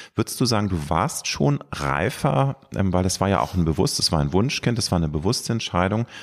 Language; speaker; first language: German; native; German